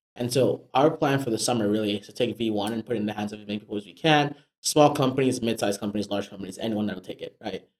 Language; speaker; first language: English; non-native, local second language; Yoruba